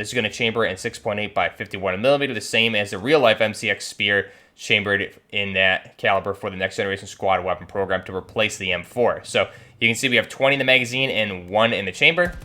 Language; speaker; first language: English; native; English